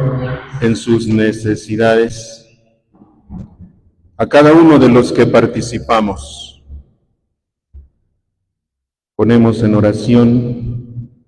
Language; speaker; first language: Spanish; native; Spanish